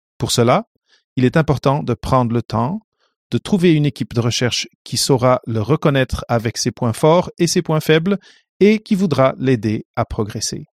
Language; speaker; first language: French; native; French